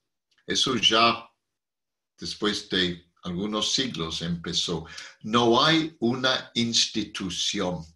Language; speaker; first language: Spanish; non-native, fluent; English